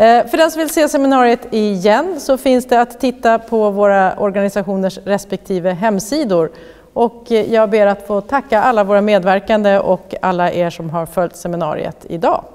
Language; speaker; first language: Swedish; native; Swedish